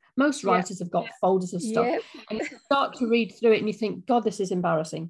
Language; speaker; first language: English; native; English